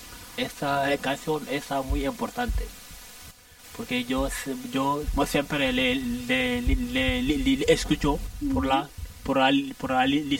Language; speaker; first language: Spanish; non-native, learner; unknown